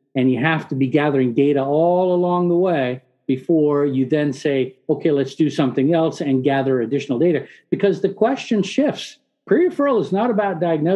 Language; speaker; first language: English; early bilingual, other home language; Spanish